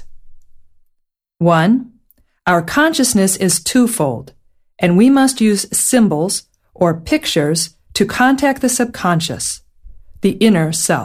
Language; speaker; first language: English; native; English